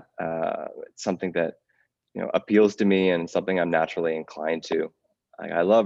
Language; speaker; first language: English; native; English